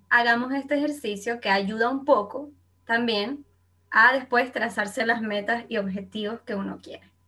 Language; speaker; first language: Spanish; native; Spanish